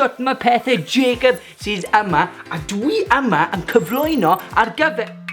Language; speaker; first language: Welsh; non-native, local second language; English